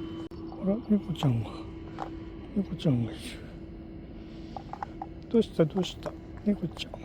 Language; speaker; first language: Japanese; native; Japanese